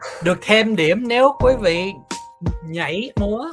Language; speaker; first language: Vietnamese; early bilingual, heritage; Vietnamese